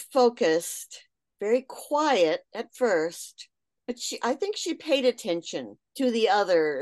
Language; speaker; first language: English; native; English